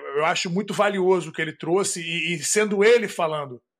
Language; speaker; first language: Portuguese; native; Portuguese